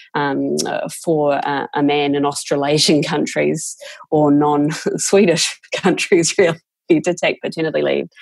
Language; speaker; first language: English; native; English